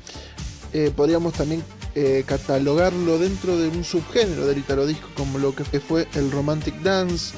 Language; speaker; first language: Spanish; native; Spanish